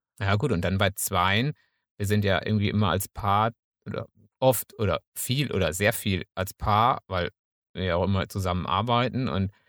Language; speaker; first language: German; native; German